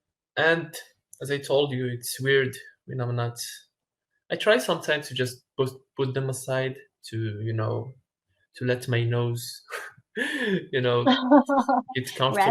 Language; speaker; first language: English; non-native, fluent; Arabic